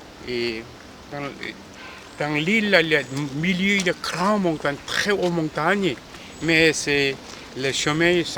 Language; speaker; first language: French; non-native, fluent; Korean